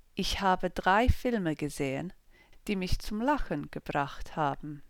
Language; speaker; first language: German; non-native, fluent; English